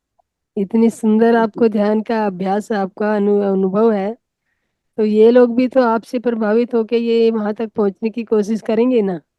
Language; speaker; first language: Hindi; native; Hindi